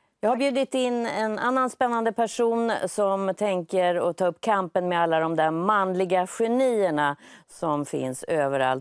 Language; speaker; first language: Swedish; native; Swedish